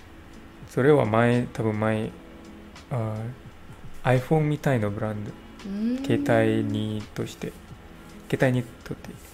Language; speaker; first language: Japanese; non-native, learner; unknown